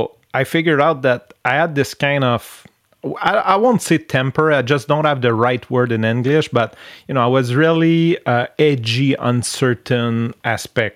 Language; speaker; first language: English; non-native, fluent; French